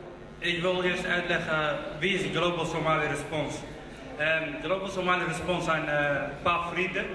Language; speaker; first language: Dutch; early bilingual, other home language; Somali